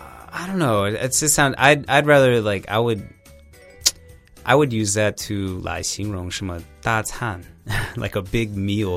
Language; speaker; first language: English; native; English